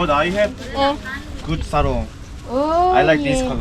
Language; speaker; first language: English; non-native, learner; Korean